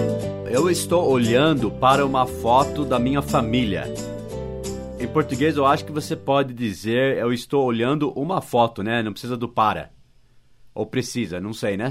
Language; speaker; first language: Portuguese; non-native, fluent; English